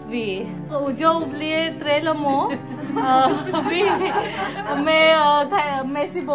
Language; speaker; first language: French; non-native, learner; Marathi